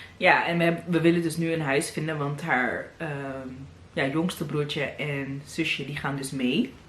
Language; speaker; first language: Dutch; native; Dutch